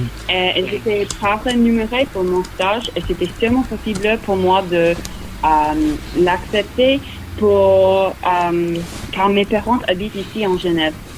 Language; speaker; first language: French; non-native, fluent; English